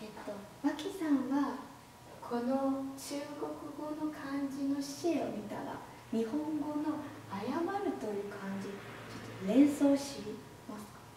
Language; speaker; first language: Japanese; non-native, fluent; Chinese